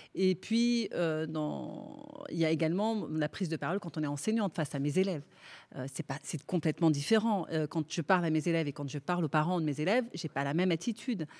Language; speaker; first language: French; native; French